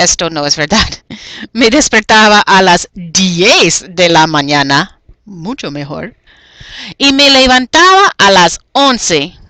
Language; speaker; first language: Spanish; non-native, fluent; English